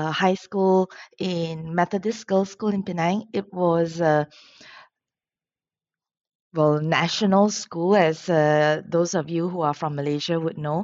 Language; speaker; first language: English; non-native, local second language; Min Nan Chinese